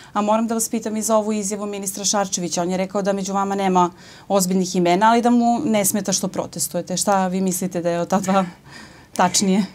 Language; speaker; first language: Bosnian; native; Bosnian